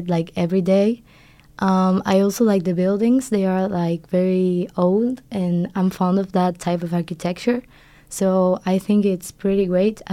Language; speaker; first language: English; non-native, fluent; Spanish